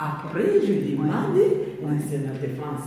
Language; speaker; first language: French; non-native, learner; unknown